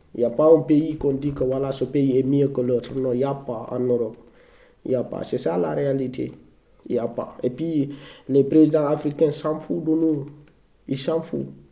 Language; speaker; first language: French; non-native, local second language; Fula